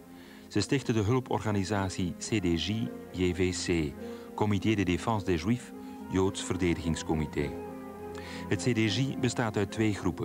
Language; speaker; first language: Dutch; native; Dutch